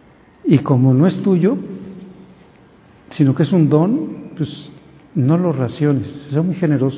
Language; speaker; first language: Spanish; native; Spanish